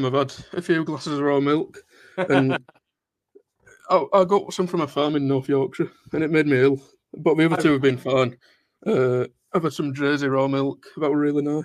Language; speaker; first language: English; native; English